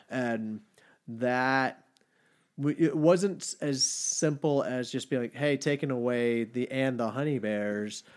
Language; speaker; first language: English; native; English